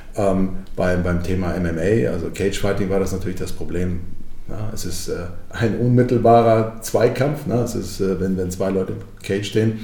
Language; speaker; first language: German; early bilingual, other home language; Croatian